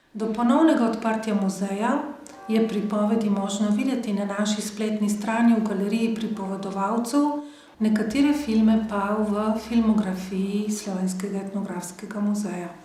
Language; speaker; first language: Slovenian; native; Slovenian